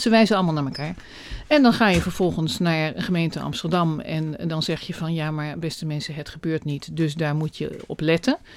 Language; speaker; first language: Dutch; native; Dutch